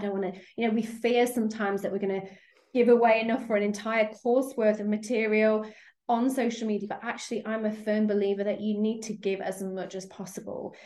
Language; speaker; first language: English; native; English